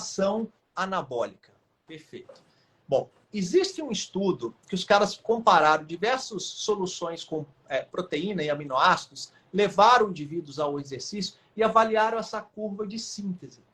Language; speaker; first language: Portuguese; native; Portuguese